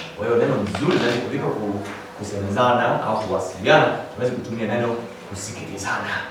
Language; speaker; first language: Swahili; non-native, fluent; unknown